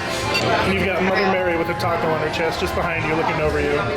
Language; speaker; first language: English; native; English